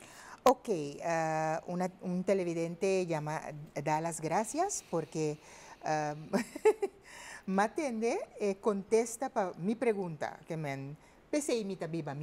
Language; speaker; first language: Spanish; non-native, fluent; Papiamento